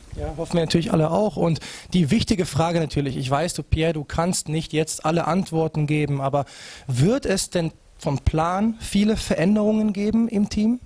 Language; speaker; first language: German; native; German